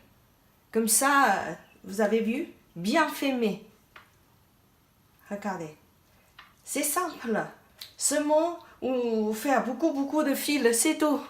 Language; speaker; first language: French; non-native, learner; Chinese